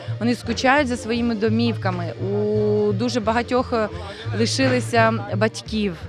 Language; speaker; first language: Ukrainian; native; Ukrainian